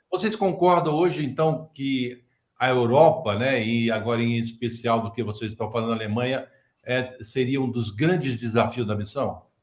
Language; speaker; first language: Portuguese; native; Portuguese